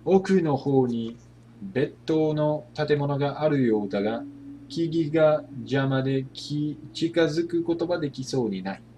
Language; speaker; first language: Japanese; non-native, learner; English